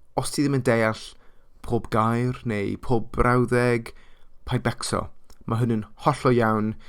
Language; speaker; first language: Welsh; non-native, local second language; English